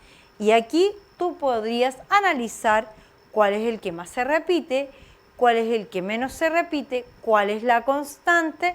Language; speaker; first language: Spanish; native; Spanish